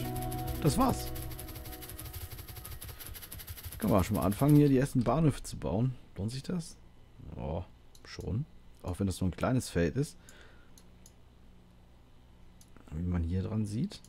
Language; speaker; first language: German; native; German